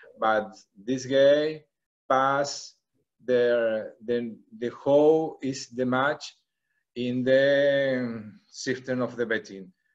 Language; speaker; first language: English; non-native, learner; Spanish